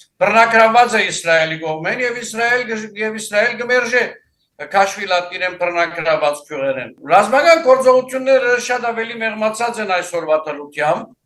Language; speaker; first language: Armenian; early bilingual, heritage; Armenian